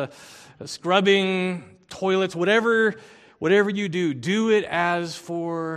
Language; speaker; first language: English; native; English